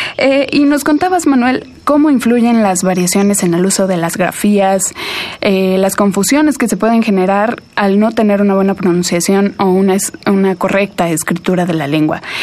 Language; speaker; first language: Spanish; native; Spanish